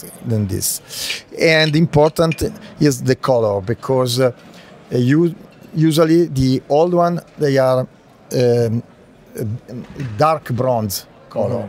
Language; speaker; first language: English; non-native, learner; Italian